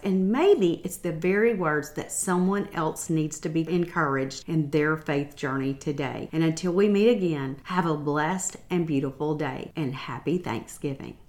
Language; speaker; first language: English; native; English